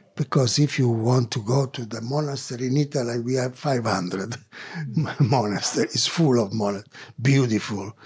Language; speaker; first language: English; non-native, learner; Italian